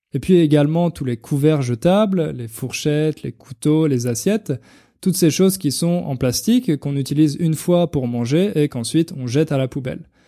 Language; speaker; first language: French; native; French